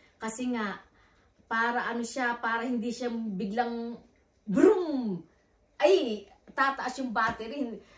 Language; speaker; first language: Filipino; native; Filipino